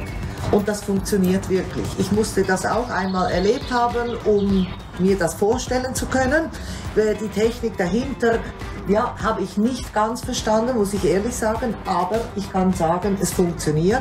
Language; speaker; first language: German; native; German